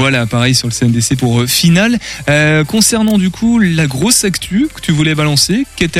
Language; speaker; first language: French; native; French